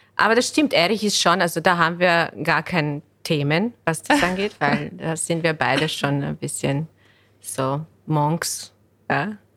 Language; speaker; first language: German; non-native, fluent; Bosnian